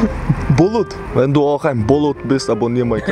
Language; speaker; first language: German; early bilingual, other home language; Chechen